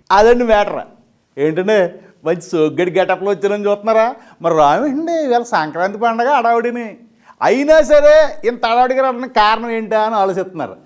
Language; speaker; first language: Telugu; native; Telugu